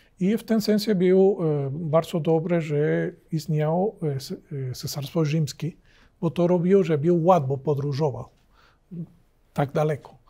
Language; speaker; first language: Polish; non-native, learner; Spanish